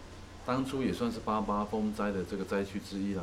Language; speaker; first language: Chinese; native; Chinese